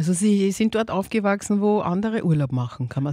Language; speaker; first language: German; native; German